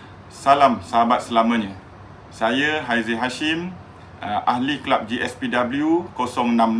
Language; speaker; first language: Malay; native; Malay